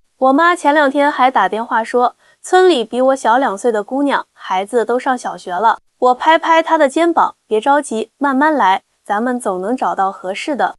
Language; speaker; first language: Chinese; native; Chinese